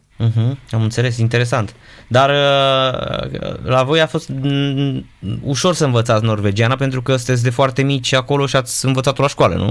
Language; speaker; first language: Romanian; native; Romanian